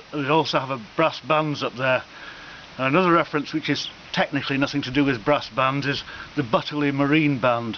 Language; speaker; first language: English; native; English